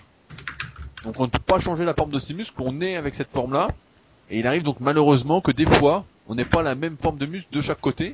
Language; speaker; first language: French; native; French